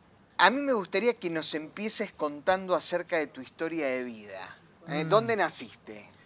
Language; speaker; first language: Spanish; native; Spanish